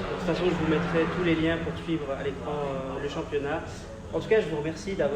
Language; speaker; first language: French; native; French